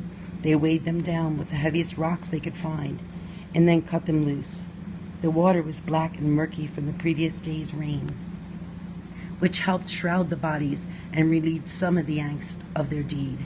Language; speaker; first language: English; native; English